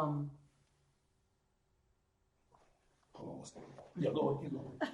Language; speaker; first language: English; native; English